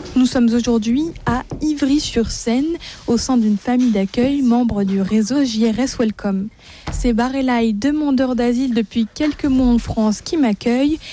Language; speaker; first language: French; native; French